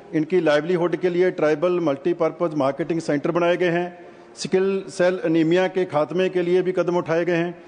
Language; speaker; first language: Hindi; non-native, local second language; Punjabi